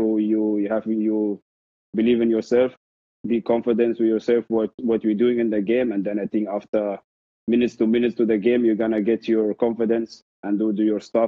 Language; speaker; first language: English; non-native, fluent; Arabic